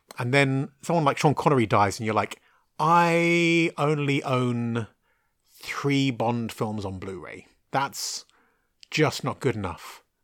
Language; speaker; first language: English; native; English